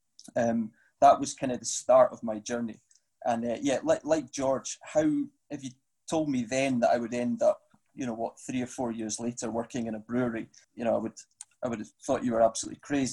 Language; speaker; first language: English; native; English